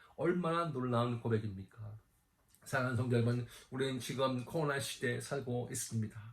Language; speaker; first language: Korean; native; Korean